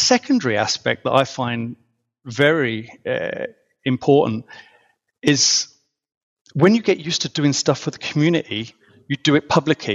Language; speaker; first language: English; native; English